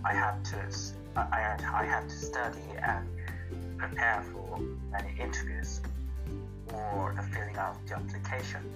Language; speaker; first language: English; non-native, learner; Korean